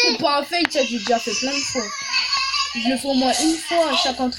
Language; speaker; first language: French; native; French